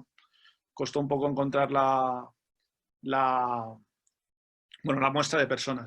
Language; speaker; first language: Spanish; native; Spanish